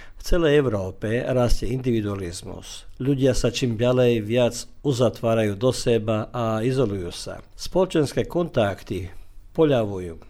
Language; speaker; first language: Slovak; early bilingual, heritage; Slovak